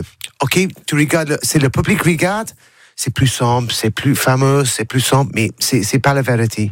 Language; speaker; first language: French; non-native, learner; English